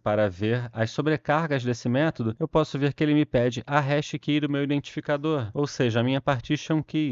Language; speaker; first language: Portuguese; native; Portuguese